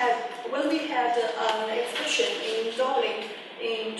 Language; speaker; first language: English; non-native, learner; Chinese